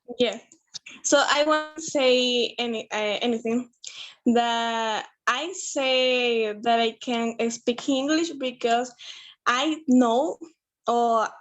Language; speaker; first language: English; non-native, learner; Spanish